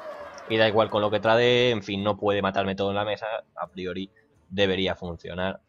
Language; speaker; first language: Spanish; native; Spanish